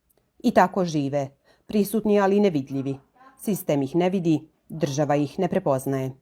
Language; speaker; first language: Bosnian; native; Bosnian